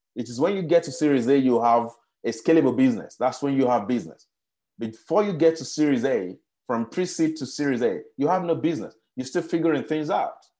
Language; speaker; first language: English; non-native, local second language; Yoruba